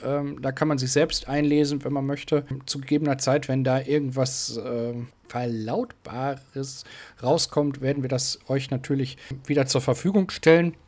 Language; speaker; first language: German; native; German